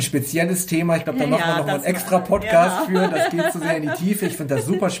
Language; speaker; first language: German; native; German